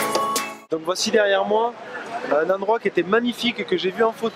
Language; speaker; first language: French; native; French